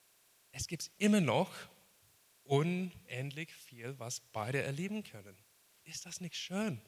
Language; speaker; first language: German; non-native, fluent; English